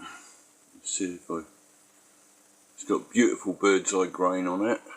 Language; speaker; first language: English; native; English